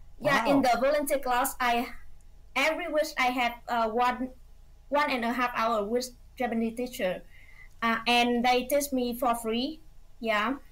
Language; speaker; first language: English; non-native, fluent; Vietnamese